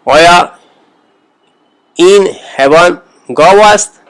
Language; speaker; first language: Persian; non-native, fluent; Urdu